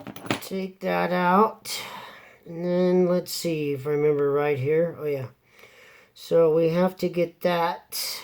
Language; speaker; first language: English; native; English